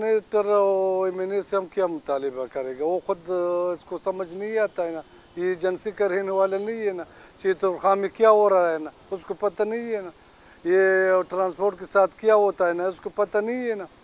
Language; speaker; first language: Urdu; non-native, local second language; Pashto